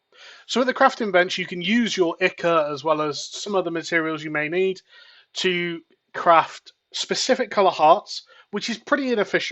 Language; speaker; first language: English; native; English